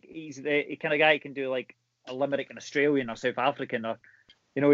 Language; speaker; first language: English; native; English